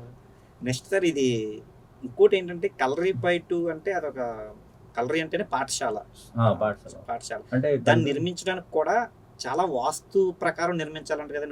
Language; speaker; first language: Telugu; native; Telugu